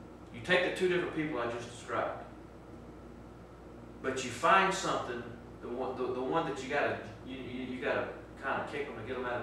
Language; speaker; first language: English; native; English